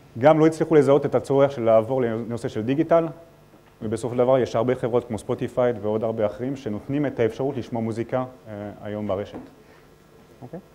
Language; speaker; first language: Hebrew; non-native, fluent; French